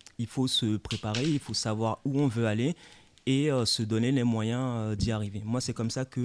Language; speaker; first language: French; early bilingual, other home language; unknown